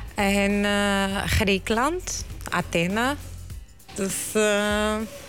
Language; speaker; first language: Dutch; non-native, fluent; Portuguese